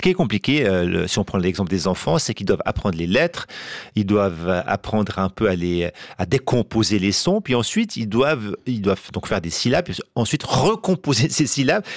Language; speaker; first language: French; native; French